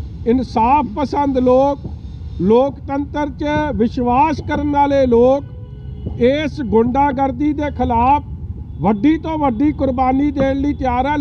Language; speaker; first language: Hindi; non-native, local second language; Punjabi